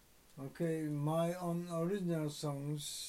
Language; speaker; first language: English; non-native, learner; Japanese